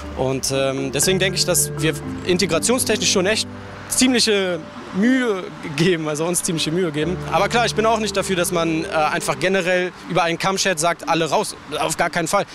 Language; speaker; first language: German; native; German